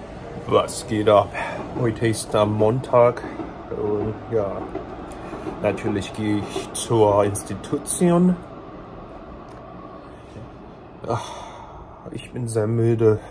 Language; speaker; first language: German; non-native, learner; Korean